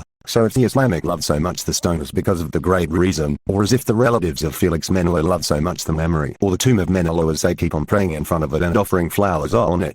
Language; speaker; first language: English; non-native, local second language; Filipino